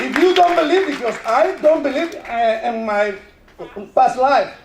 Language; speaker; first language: English; non-native, learner; Spanish